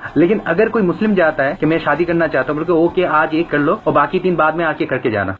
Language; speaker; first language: Hindi; non-native, fluent; Bangla